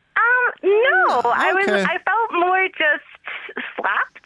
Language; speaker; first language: English; native; English